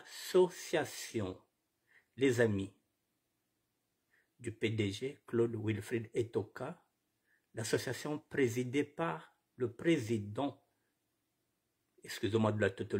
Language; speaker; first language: French; non-native, local second language; Lingala